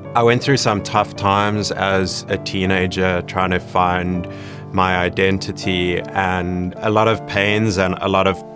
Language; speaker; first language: English; native; English